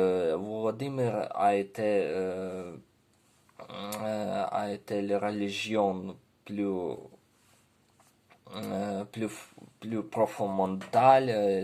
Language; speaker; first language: French; non-native, learner; Ukrainian